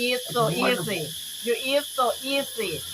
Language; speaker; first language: English; non-native, learner; Thai